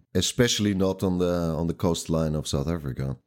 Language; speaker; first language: English; non-native, fluent; Dutch